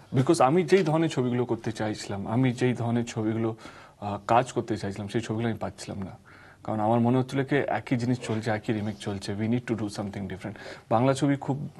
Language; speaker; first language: Bangla; non-native, local second language; Hindi